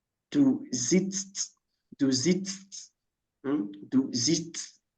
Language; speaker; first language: German; non-native, fluent; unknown